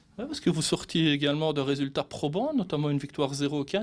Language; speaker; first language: French; native; French